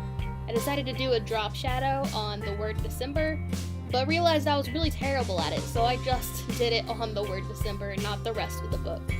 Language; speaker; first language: English; native; English